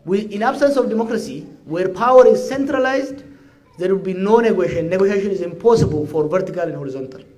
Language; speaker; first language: English; non-native, local second language; Amharic